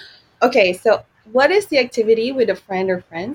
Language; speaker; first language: English; non-native, local second language; Filipino